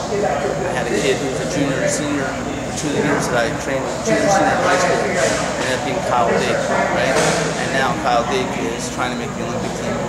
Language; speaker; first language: English; native; English